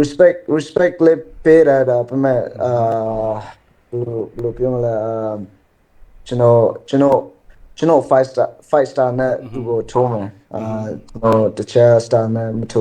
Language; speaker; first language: Burmese; early bilingual, heritage; Burmese